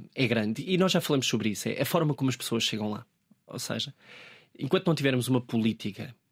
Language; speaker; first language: Portuguese; native; Portuguese